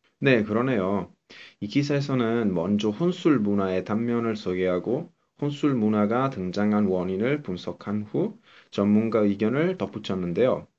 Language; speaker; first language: Korean; non-native, fluent; Italian